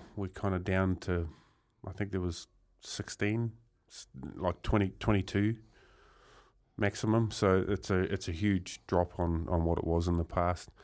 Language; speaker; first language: English; native; English